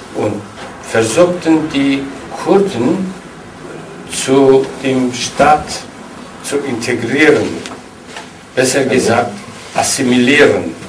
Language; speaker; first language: German; non-native, fluent; Turkish